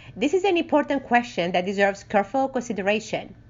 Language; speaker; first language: English; non-native, fluent; Greek